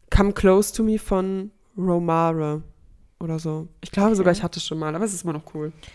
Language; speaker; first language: German; native; German